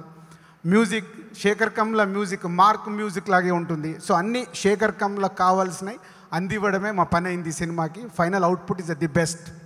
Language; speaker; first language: Telugu; native; Telugu